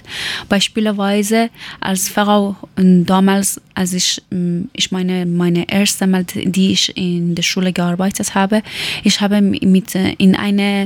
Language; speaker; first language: German; non-native, learner; Persian